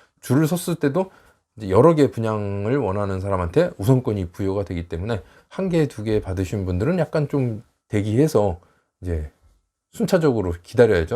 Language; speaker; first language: Korean; native; Korean